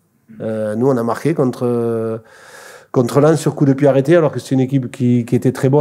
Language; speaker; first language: French; native; French